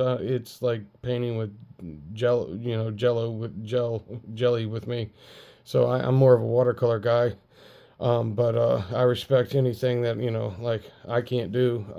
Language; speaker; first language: English; native; English